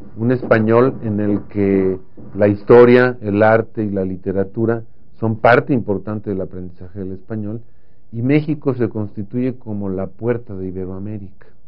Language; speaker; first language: Spanish; native; Spanish